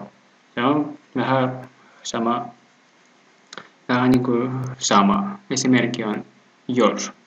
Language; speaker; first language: Finnish; non-native, fluent; Russian